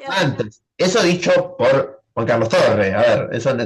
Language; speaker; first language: Spanish; native; Spanish